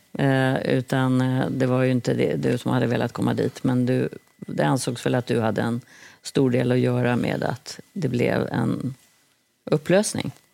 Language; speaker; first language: Swedish; native; Swedish